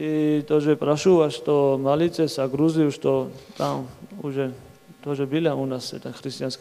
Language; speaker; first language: Russian; non-native, learner; Georgian